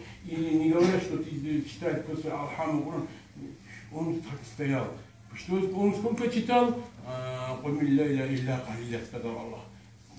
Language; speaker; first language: Russian; non-native, local second language; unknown